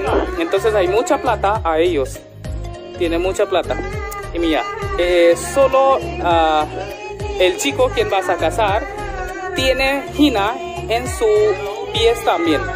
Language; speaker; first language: Spanish; non-native, learner; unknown